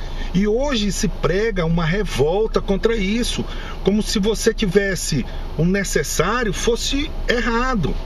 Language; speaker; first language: Portuguese; native; Portuguese